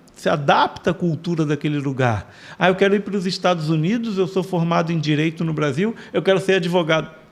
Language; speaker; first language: Portuguese; native; Portuguese